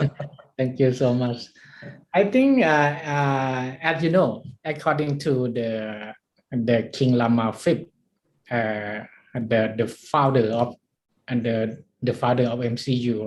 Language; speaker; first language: English; non-native, learner; Thai